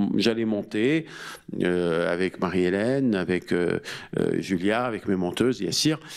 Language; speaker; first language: French; native; French